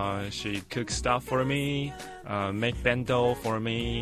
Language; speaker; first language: English; non-native, fluent; Chinese